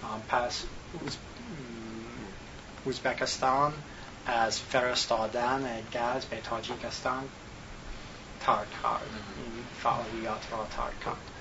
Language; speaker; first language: Persian; non-native, learner; English